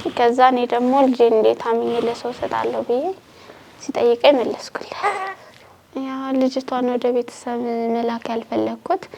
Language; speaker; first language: Amharic; native; Amharic